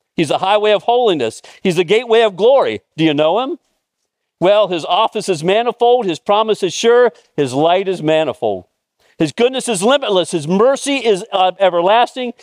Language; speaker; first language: English; native; English